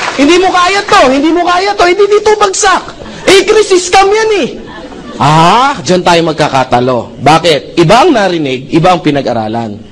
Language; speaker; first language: Filipino; non-native, local second language; Cebuano